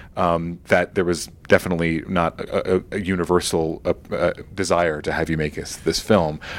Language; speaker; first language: English; native; English